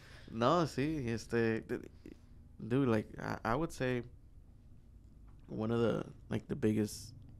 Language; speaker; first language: English; early bilingual, other home language; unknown